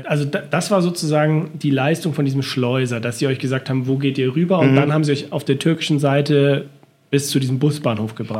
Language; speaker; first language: German; native; German